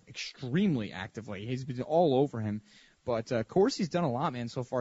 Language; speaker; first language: English; native; English